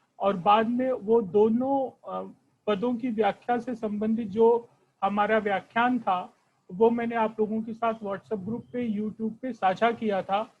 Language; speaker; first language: Hindi; non-native, local second language; Marathi